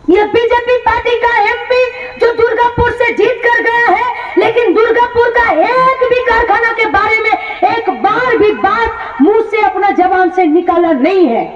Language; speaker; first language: Hindi; non-native, local second language; Bangla